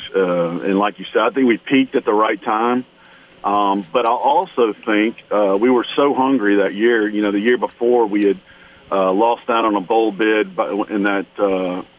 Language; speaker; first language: English; native; English